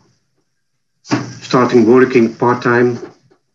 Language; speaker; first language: English; non-native, fluent; Dutch